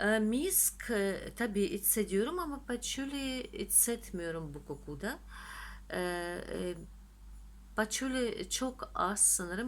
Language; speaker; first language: Turkish; non-native, fluent; Russian